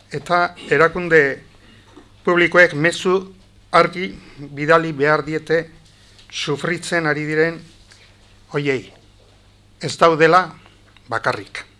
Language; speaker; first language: Basque; native; Basque